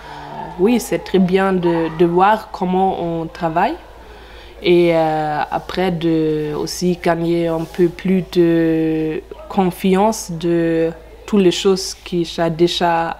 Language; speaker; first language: French; non-native, learner; German